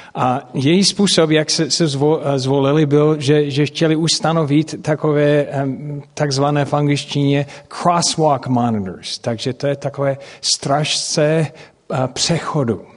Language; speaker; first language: Czech; non-native, fluent; English